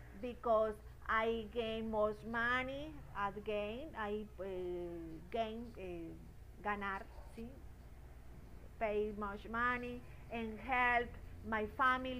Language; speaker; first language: English; non-native, learner; Spanish